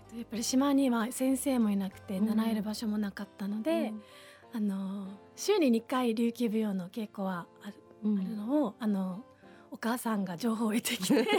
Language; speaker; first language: Japanese; native; Japanese